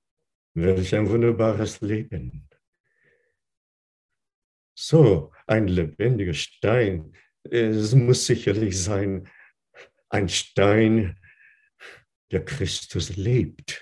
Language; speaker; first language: German; non-native, fluent; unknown